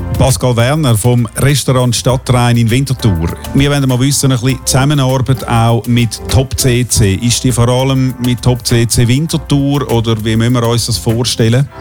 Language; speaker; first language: German; non-native, local second language; Italian